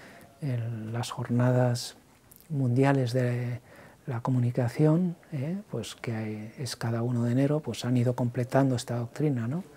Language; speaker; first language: Spanish; native; Spanish